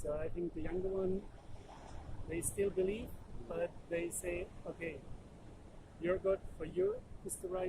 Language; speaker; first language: English; non-native, fluent; German